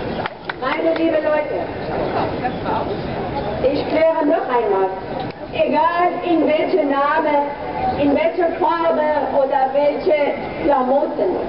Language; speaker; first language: German; non-native, fluent; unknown